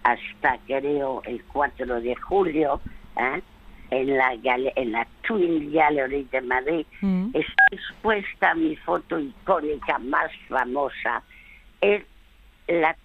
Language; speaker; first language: Spanish; early bilingual, other home language; French